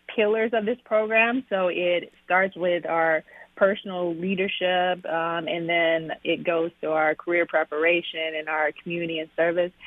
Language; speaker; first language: English; native; English